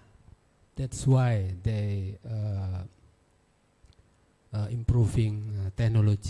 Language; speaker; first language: English; non-native, learner; Indonesian